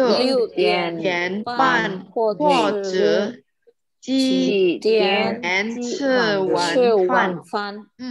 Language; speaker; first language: Chinese; non-native, learner; Indonesian